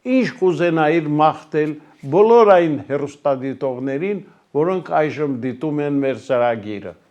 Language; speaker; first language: Armenian; native; Armenian